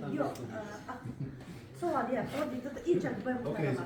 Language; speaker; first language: Hungarian; non-native, learner; Kazakh